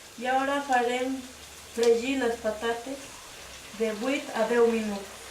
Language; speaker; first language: Catalan; non-native, learner; Spanish